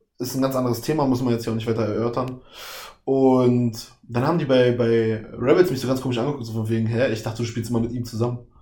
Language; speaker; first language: German; native; German